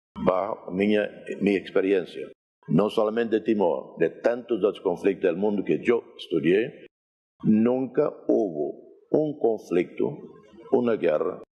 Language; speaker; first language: Spanish; non-native, fluent; Portuguese